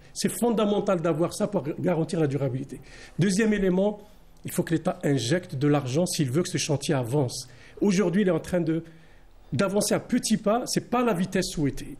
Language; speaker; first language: French; non-native, local second language; Arabic